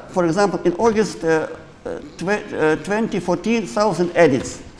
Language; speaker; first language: English; non-native, fluent; Ukrainian